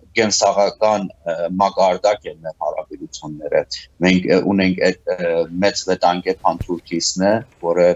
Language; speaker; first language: Armenian; early bilingual, heritage; Armenian